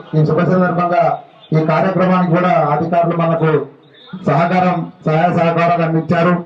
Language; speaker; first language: Telugu; non-native, local second language; Lambadi